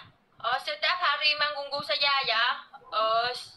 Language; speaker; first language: Indonesian; non-native, learner; Vietnamese